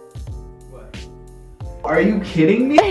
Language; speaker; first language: English; native; English